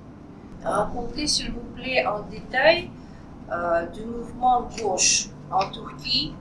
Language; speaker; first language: French; non-native, fluent; Russian